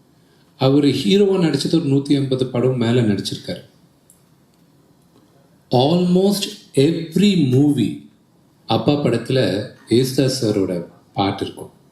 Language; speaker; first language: Tamil; early bilingual, heritage; Telugu